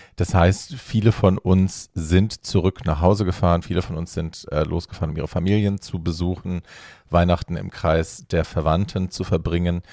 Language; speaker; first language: German; native; German